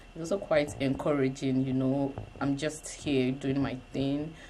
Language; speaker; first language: English; non-native, local second language; Yoruba